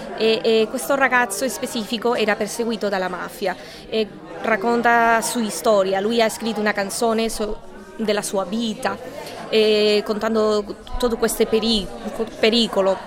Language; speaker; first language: Italian; non-native, learner; Spanish